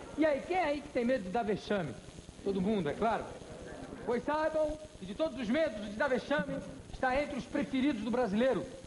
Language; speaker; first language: Portuguese; native; Portuguese